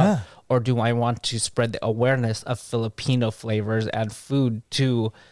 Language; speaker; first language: English; native; English